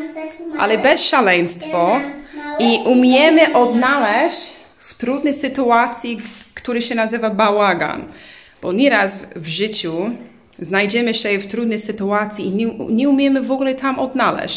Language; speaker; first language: Polish; early bilingual, heritage; English